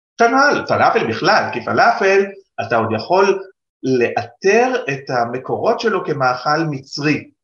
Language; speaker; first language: Hebrew; native; Hebrew